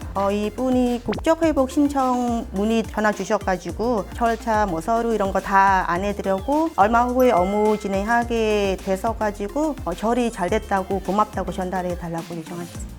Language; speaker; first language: Korean; non-native, fluent; Khmer